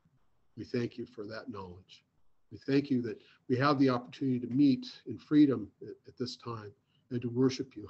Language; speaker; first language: English; native; English